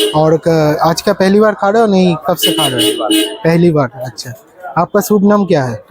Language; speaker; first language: Hindi; non-native, local second language; Bangla